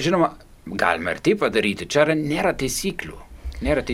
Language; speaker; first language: Lithuanian; non-native, fluent; German